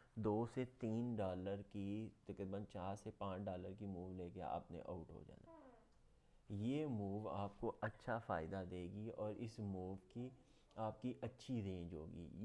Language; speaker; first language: Urdu; non-native, local second language; Punjabi